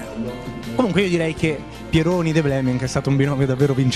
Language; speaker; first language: Italian; native; Italian